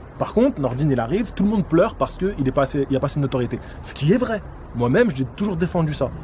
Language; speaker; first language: French; native; French